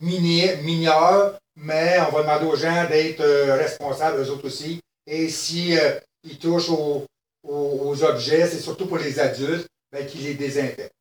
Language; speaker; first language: French; native; French